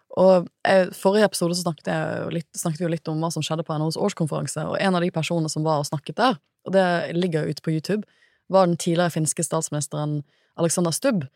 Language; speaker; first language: Norwegian; native; Norwegian